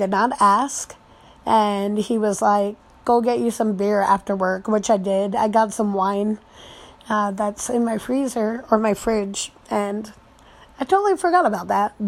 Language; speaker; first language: English; native; English